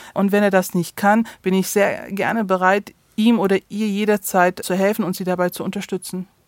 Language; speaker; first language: German; early bilingual, other home language; Turkish